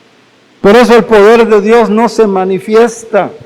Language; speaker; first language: Spanish; native; Spanish